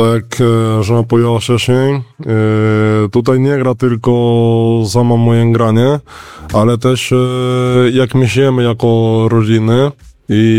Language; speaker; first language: Polish; non-native, learner; Spanish